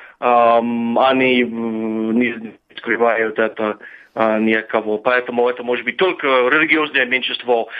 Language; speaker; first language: Russian; non-native, fluent; English